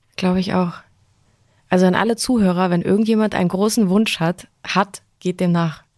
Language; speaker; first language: German; native; German